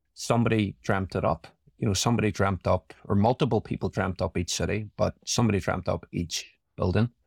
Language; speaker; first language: English; native; English